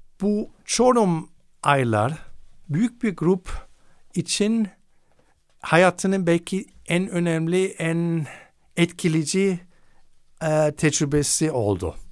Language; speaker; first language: Turkish; non-native, fluent; German